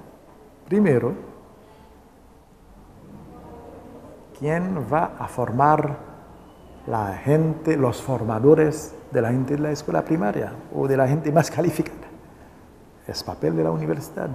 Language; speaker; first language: Spanish; non-native, local second language; Haitian Creole